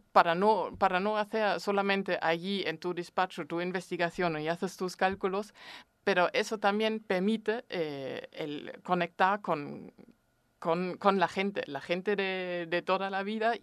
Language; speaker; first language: Spanish; non-native, fluent; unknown